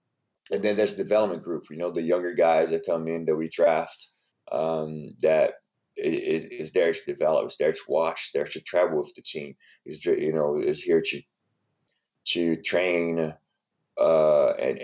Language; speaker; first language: English; non-native, fluent; Portuguese